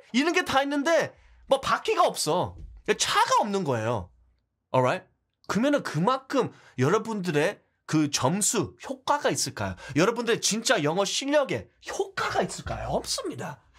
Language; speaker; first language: Korean; non-native, fluent; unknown